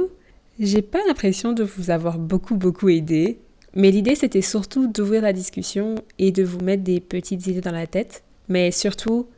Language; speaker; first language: French; native; French